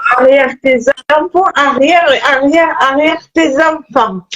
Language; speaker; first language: French; non-native, local second language; Arabic